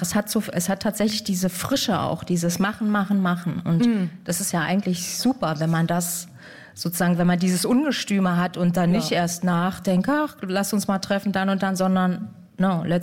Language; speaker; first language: German; native; German